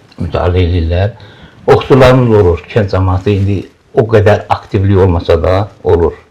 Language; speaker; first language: Azerbaijani; native; Azerbaijani